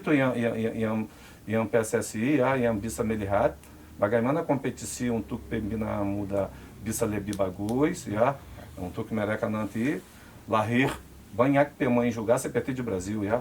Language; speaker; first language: Indonesian; non-native, fluent; Portuguese